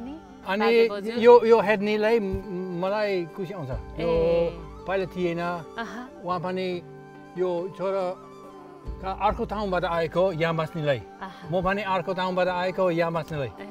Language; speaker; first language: Nepali; non-native, learner; English